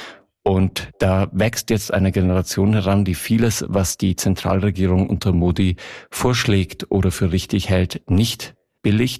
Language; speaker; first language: German; native; German